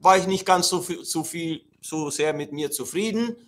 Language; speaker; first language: German; non-native, fluent; Italian